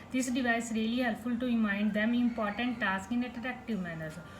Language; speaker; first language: English; non-native, local second language; Punjabi